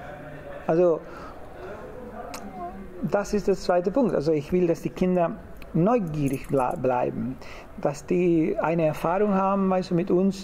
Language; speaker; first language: German; non-native, fluent; Spanish